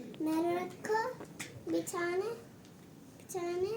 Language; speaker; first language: Turkish; early bilingual, heritage; Turkish